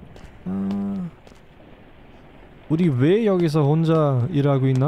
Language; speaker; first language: Korean; non-native, fluent; German